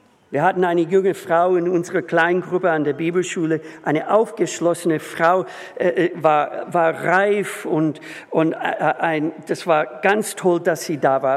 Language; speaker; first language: German; non-native, fluent; English